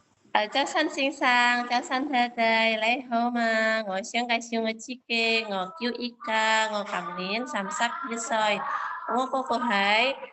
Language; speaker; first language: Cantonese; non-native, learner; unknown